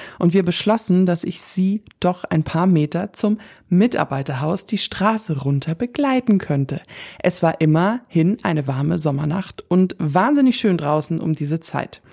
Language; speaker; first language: German; native; German